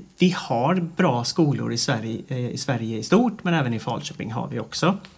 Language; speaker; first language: Swedish; native; Swedish